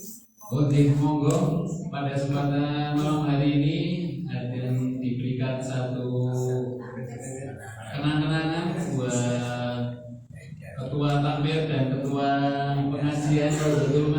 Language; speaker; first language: Indonesian; native; Indonesian